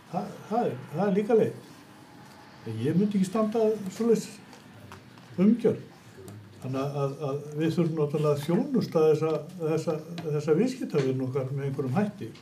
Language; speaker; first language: Icelandic; native; Icelandic